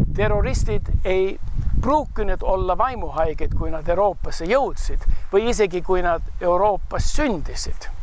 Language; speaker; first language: Estonian; early bilingual, heritage; Estonian